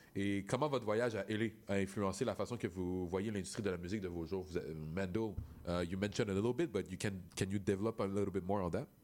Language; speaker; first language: French; native; French